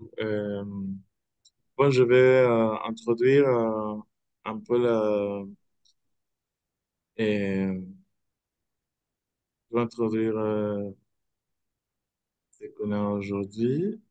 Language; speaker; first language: French; non-native, fluent; Spanish